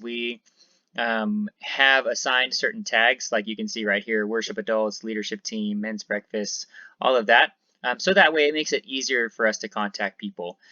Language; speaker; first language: English; native; English